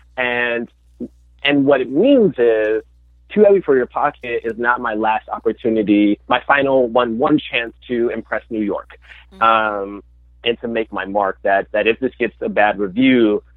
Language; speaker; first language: English; native; English